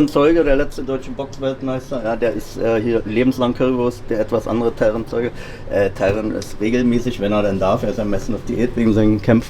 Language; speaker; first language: German; native; German